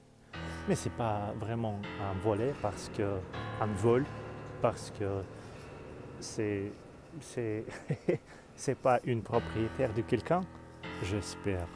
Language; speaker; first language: French; non-native, learner; Russian